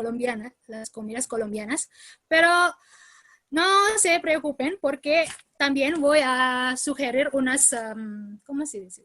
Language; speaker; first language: Spanish; non-native, learner; Indonesian